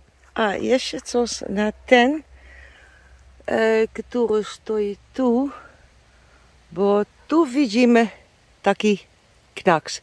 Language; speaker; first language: Polish; non-native, learner; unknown